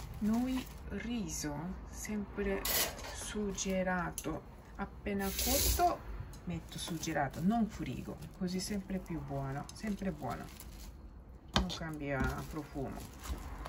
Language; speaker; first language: Italian; non-native, learner; Japanese